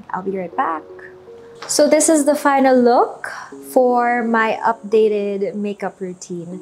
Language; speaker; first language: English; non-native, local second language; Filipino